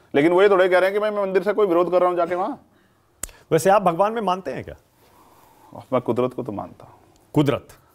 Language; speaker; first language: Hindi; native; Hindi